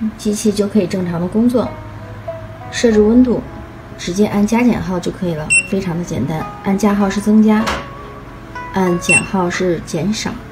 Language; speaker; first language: Chinese; native; Chinese